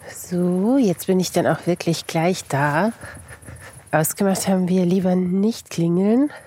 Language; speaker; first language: German; native; German